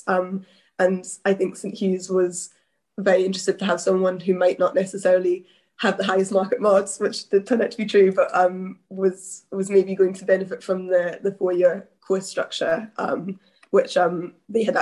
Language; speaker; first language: English; native; English